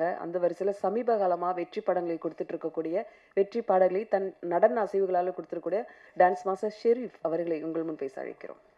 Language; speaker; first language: Tamil; native; Tamil